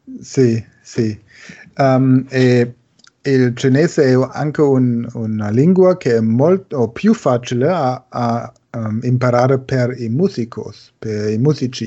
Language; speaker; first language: Italian; non-native, learner; German